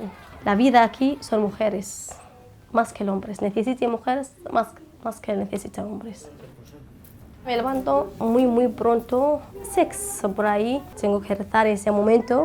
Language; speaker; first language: Spanish; non-native, learner; Arabic